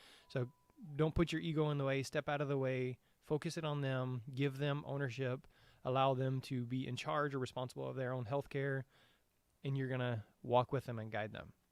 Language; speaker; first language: English; native; English